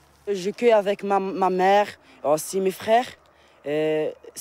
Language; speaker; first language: French; non-native, learner; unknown